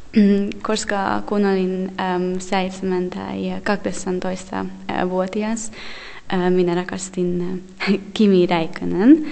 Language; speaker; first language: Finnish; non-native, learner; Hungarian